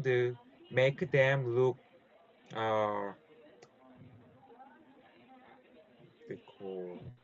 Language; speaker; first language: English; non-native, learner; Korean